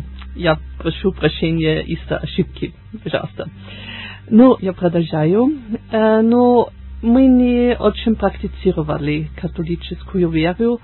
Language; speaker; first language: Russian; non-native, learner; German